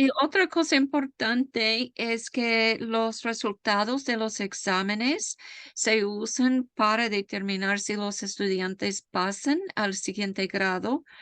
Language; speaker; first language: Spanish; non-native, fluent; English